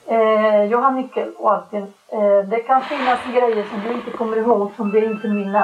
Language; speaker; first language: Swedish; non-native, learner; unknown